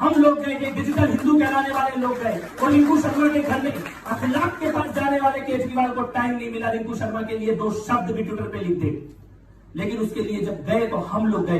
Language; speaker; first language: Hindi; native; Hindi